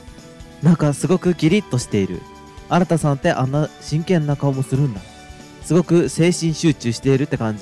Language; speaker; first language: Japanese; native; Japanese